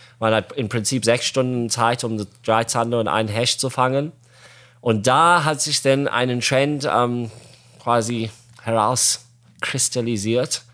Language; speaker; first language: German; non-native, fluent; Arabic